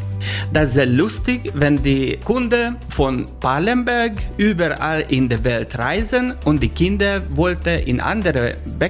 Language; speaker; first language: German; non-native, learner; Hungarian